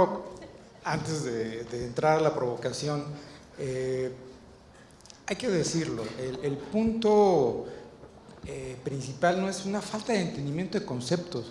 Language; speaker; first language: Spanish; native; Spanish